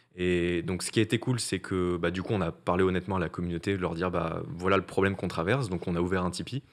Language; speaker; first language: French; native; French